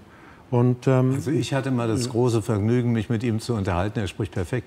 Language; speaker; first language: German; native; German